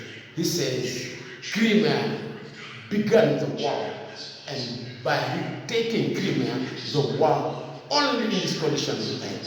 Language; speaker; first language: English; non-native, fluent; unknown